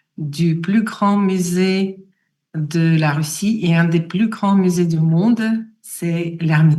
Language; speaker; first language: French; non-native, fluent; Russian